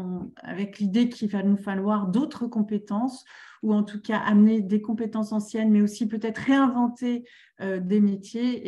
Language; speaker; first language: French; native; French